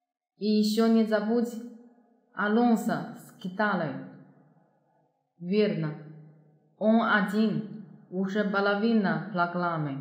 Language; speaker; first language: Russian; non-native, fluent; Chinese